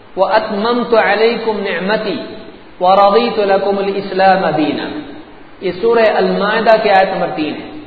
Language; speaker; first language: Urdu; native; Urdu